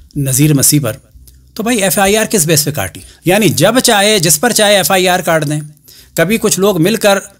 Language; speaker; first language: Urdu; native; Urdu